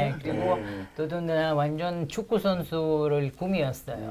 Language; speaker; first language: Korean; non-native, fluent; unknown